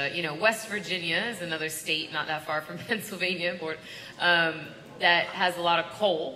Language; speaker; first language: English; native; English